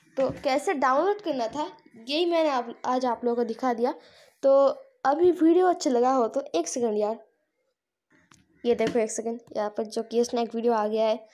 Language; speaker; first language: Hindi; non-native, local second language; Bangla